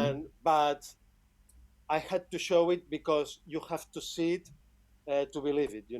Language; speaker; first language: English; non-native, fluent; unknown